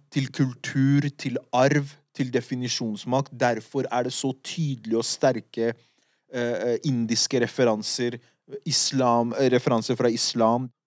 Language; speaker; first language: Norwegian; early bilingual, other home language; Kurdish